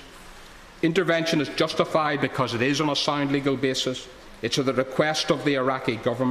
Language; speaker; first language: English; native; English